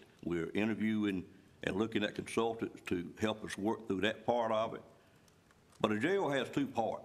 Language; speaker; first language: English; native; English